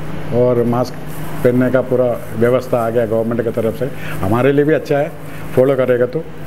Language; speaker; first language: Hindi; non-native, local second language; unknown